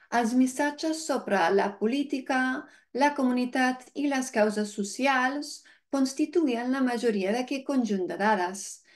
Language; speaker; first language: Catalan; non-native, fluent; English